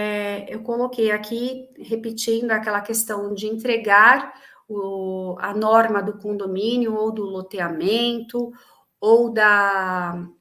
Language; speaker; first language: Portuguese; native; Portuguese